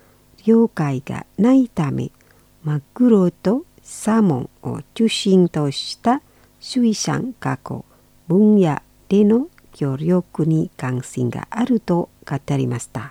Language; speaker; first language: Japanese; non-native, fluent; Indonesian